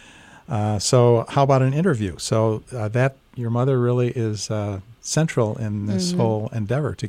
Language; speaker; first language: English; native; English